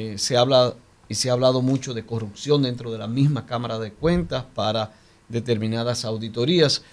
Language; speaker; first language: Spanish; native; Spanish